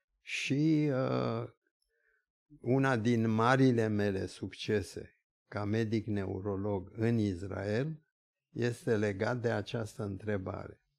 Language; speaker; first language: Romanian; early bilingual, other home language; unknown